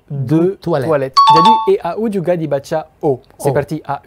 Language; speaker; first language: Indonesian; non-native, fluent; French